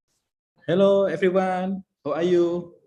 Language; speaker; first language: English; non-native, learner; Indonesian